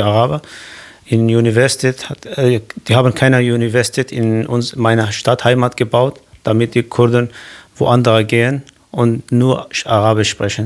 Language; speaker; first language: German; non-native, learner; Kurdish